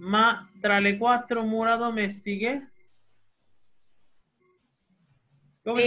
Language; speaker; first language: Italian; non-native, fluent; Spanish